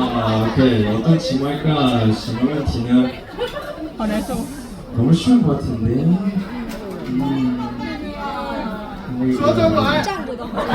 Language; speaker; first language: Korean; non-native, fluent; Chinese